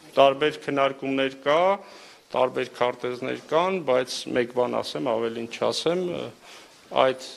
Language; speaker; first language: Armenian; native; Armenian